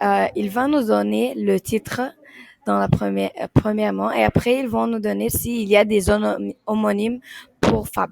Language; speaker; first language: French; non-native, learner; Arabic